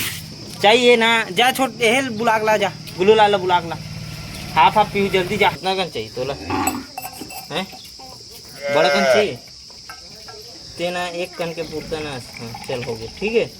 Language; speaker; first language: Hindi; non-native, local second language; Chhattisgarhi